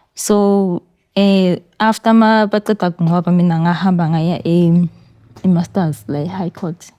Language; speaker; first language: Zulu; native; Zulu